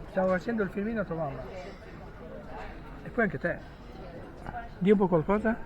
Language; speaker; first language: Italian; native; Italian